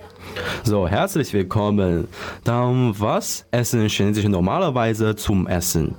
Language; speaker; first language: German; non-native, learner; Chinese